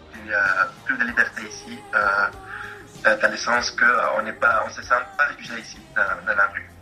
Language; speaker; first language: French; non-native, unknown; Spanish